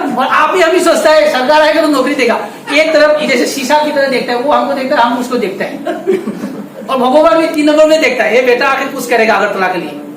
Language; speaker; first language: Hindi; non-native, local second language; Bangla